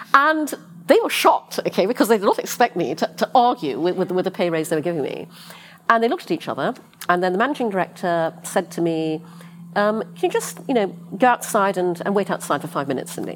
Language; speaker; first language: English; native; English